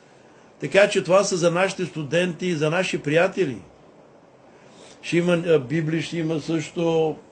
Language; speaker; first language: Bulgarian; non-native, local second language; Romany